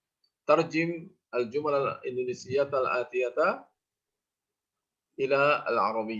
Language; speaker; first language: Arabic; non-native, fluent; Indonesian